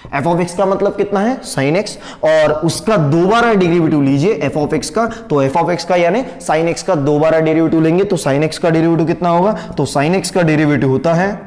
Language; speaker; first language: Hindi; non-native, local second language; Marathi